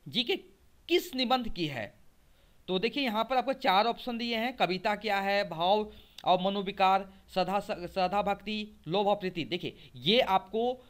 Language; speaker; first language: Hindi; native; Hindi